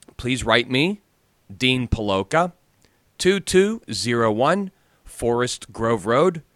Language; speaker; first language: English; native; English